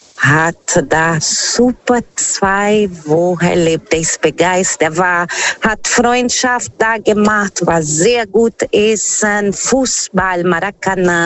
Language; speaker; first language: German; non-native, fluent; Portuguese